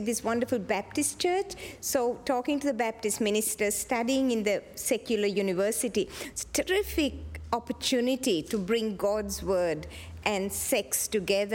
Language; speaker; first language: English; non-native, local second language; Tamil